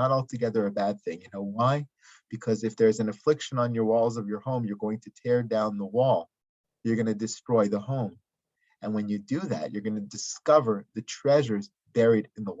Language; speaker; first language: English; native; English